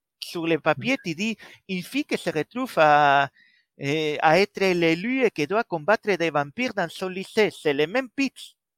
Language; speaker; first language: French; non-native, fluent; Spanish